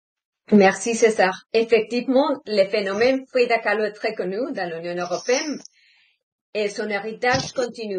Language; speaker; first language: French; non-native, fluent; Spanish